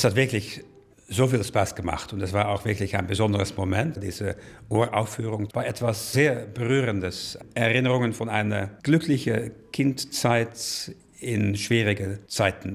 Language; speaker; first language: German; non-native, fluent; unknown